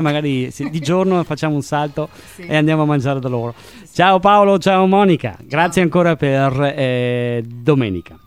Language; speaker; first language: Italian; native; Italian